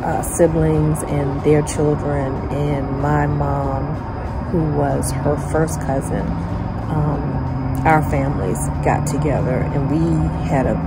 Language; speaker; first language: English; native; English